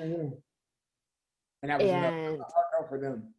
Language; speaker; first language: English; native; English